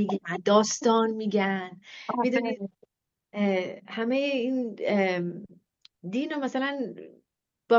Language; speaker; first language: Persian; non-native, fluent; English